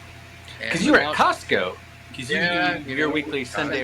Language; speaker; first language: English; native; English